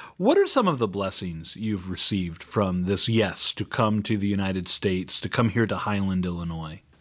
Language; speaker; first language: English; native; English